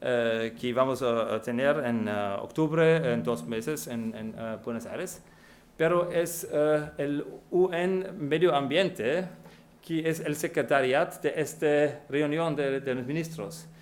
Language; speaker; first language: Spanish; non-native, fluent; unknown